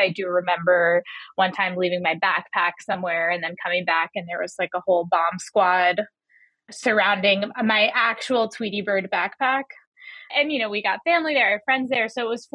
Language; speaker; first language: English; native; English